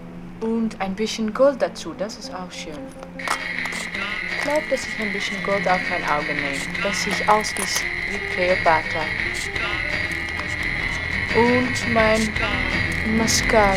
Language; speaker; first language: German; non-native, learner; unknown